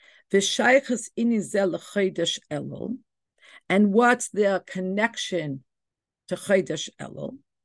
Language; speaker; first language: English; native; English